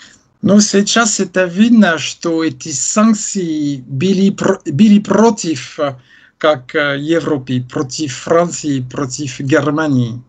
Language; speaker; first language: Russian; non-native, fluent; French